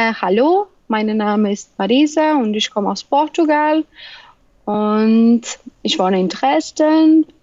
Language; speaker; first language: German; non-native, learner; Portuguese